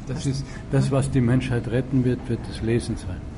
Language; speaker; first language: German; non-native, fluent; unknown